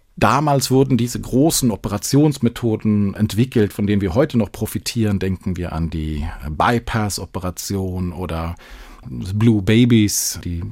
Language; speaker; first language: German; non-native, fluent; Swedish